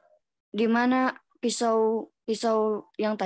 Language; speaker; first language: Indonesian; native; Indonesian